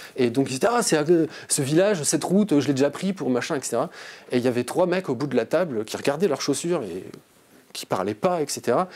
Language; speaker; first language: French; native; French